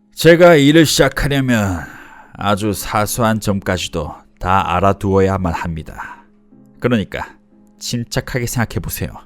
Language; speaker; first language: Korean; native; Korean